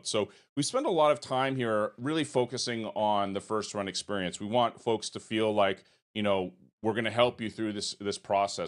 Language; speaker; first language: English; native; English